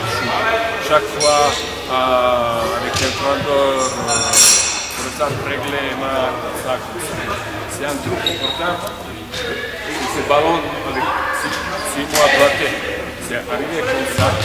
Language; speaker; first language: French; non-native, learner; Serbian